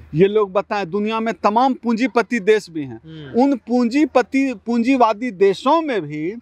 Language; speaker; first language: Hindi; native; Hindi